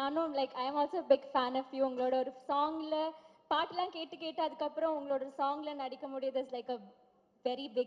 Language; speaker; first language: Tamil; non-native, learner; Malayalam